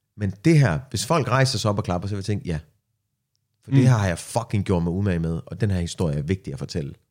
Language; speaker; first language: Danish; early bilingual, other home language; Arabic